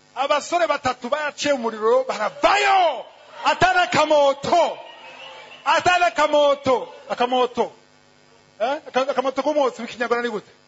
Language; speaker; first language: Rundi; native; Rundi